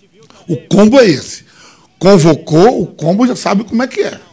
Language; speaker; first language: Portuguese; native; Portuguese